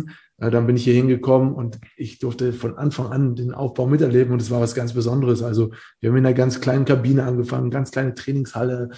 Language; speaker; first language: German; native; German